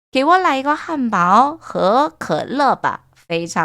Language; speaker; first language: Chinese; non-native, fluent; Korean